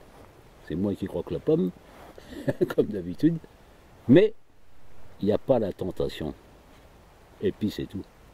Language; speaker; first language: French; native; French